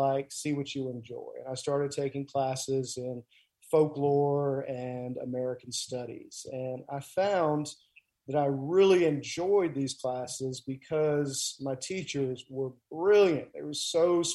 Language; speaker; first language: English; native; English